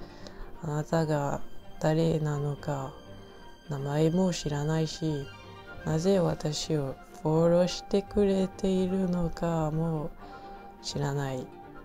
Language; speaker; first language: Japanese; non-native, learner; French